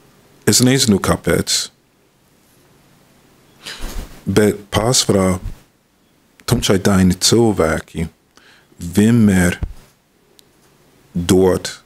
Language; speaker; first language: Latvian; non-native, fluent; English